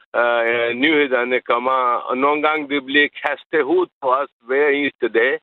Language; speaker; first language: Danish; non-native, learner; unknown